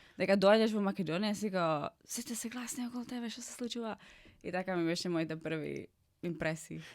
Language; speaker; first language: Macedonian; non-native, fluent; Czech